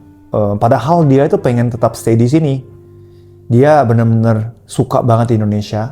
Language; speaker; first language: Indonesian; non-native, fluent; Japanese